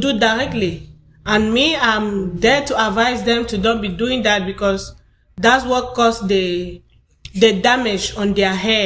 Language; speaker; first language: English; non-native, local second language; French